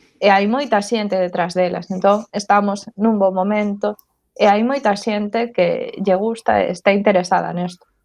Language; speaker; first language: Galician; non-native, local second language; Spanish